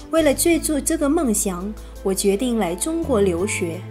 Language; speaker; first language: Chinese; non-native, fluent; Khmer